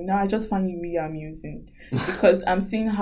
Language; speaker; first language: English; non-native, local second language; Yoruba